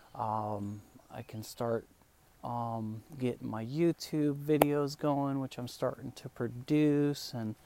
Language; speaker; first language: English; non-native, fluent; Spanish